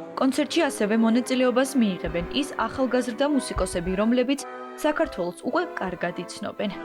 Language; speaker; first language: Georgian; native; Georgian